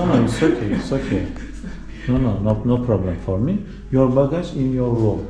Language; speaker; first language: English; non-native, learner; Turkish